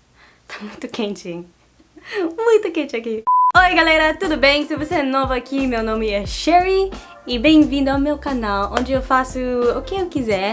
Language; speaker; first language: Portuguese; non-native, fluent; English